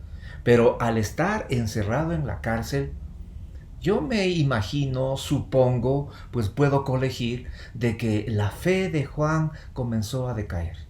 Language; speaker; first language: Spanish; native; Spanish